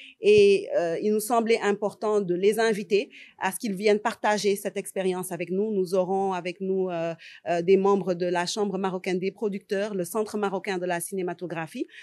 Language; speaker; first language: French; non-native, local second language; Wolof